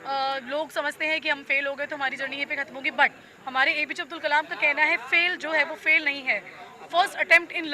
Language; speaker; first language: Hindi; native; Hindi